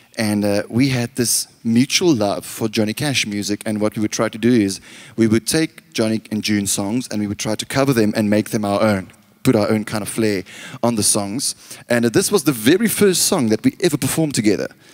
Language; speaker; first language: English; non-native, local second language; Afrikaans